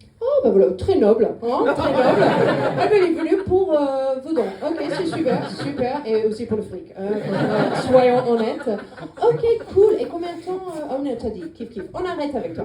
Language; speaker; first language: French; non-native, fluent; English